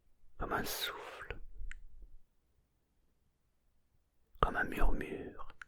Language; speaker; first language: French; native; French